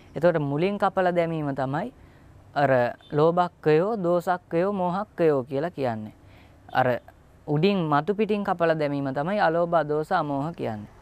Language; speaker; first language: Sinhala; native; Sinhala